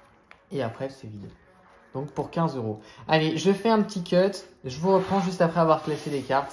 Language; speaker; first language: French; native; French